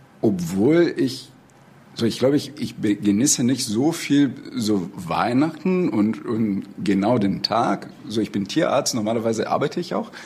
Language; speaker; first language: German; non-native, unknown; Portuguese